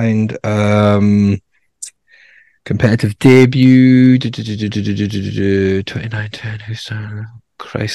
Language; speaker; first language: English; native; English